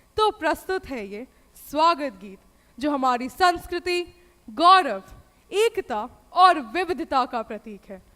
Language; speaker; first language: Hindi; native; Hindi